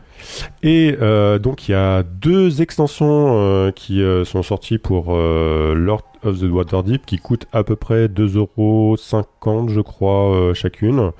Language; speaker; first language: French; native; French